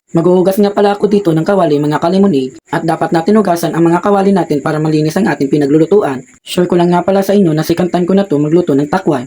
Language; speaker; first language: Filipino; non-native, local second language; Hiligaynon